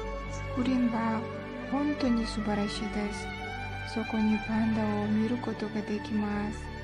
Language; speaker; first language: Japanese; non-native, learner; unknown